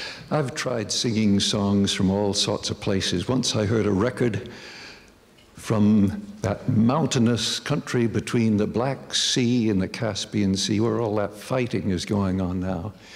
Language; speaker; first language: English; native; English